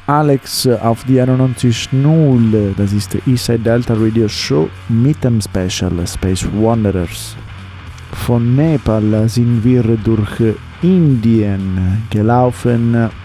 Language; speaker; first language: German; non-native, learner; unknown